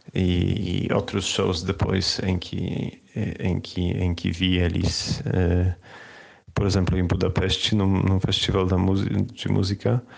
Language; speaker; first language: Portuguese; non-native, fluent; Polish